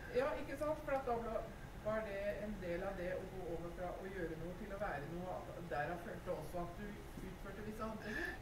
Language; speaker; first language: Norwegian; native; Norwegian